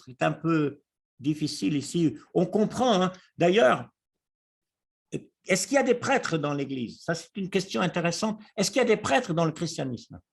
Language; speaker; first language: French; native; French